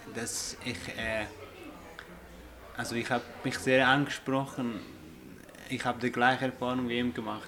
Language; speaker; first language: German; non-native, fluent; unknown